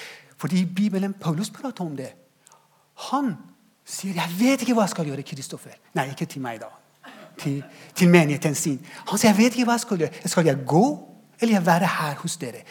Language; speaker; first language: Norwegian; non-native, fluent; Persian